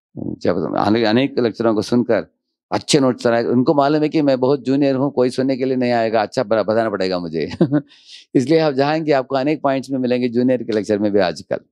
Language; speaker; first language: Hindi; non-native, local second language; Telugu